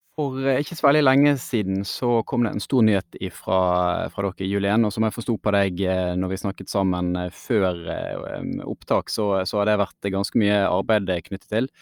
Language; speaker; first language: Norwegian; native; Norwegian